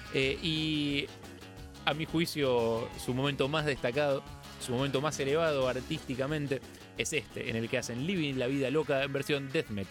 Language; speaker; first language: Spanish; native; Spanish